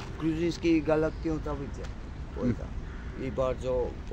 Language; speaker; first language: Polish; non-native, learner; Georgian